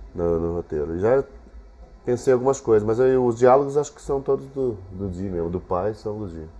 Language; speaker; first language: Portuguese; native; Portuguese